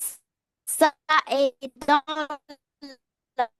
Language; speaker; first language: French; non-native, learner; Arabic